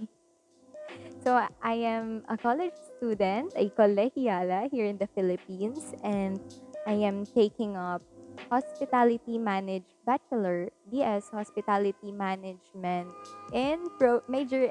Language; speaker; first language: English; non-native, local second language; Filipino